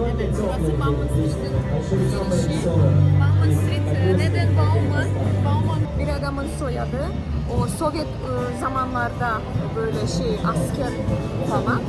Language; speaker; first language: Turkish; non-native, learner; Russian